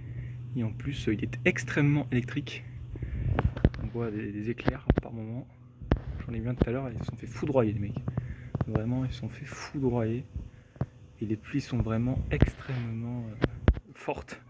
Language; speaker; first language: French; native; French